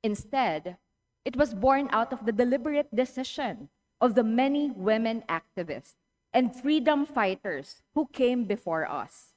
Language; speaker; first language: English; non-native, local second language; Filipino